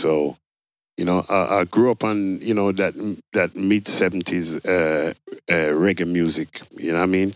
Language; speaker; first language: English; native; English